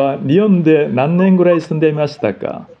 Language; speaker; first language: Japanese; non-native, learner; Korean